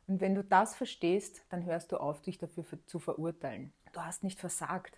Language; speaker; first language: German; native; German